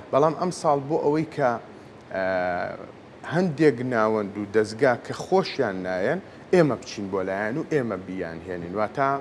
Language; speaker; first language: Central Kurdish; native; Central Kurdish